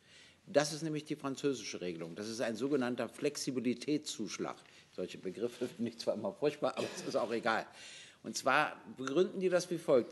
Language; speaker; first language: German; native; German